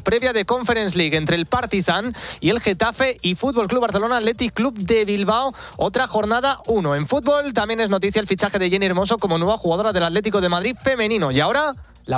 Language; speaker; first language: Spanish; native; Spanish